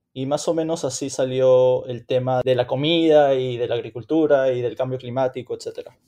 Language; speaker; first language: Spanish; native; Spanish